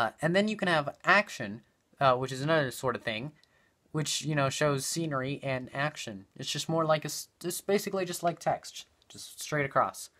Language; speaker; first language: English; native; English